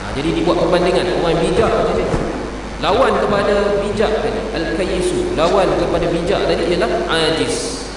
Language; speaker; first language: Malay; native; Malay